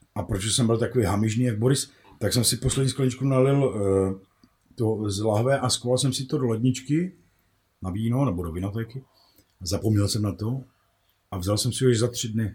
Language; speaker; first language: Czech; native; Czech